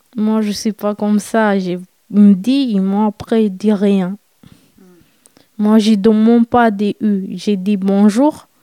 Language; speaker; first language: French; non-native, learner; Romany